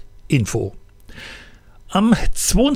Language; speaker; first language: German; native; German